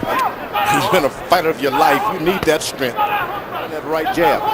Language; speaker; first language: English; native; English